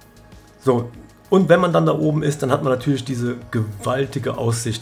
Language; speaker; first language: German; native; German